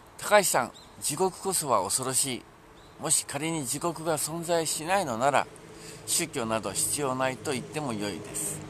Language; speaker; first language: Japanese; native; Japanese